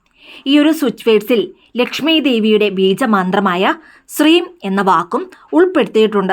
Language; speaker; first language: Malayalam; native; Malayalam